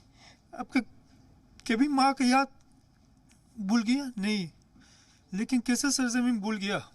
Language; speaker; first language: Hindi; non-native, learner; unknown